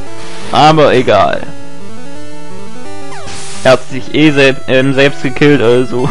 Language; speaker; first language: German; native; German